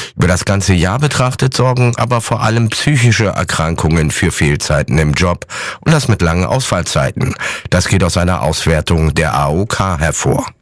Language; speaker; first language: German; native; German